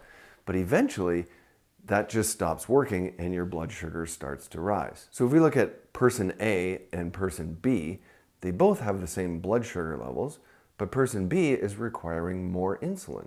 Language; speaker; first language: English; native; English